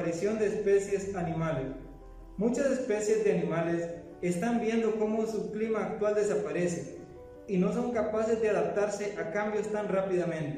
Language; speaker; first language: Spanish; native; Spanish